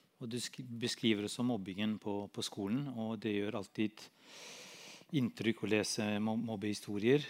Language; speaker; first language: Norwegian; non-native, fluent; Albanian